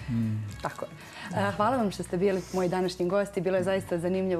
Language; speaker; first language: Croatian; native; Croatian